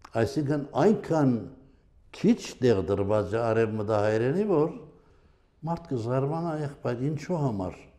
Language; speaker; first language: Armenian; early bilingual, heritage; Armenian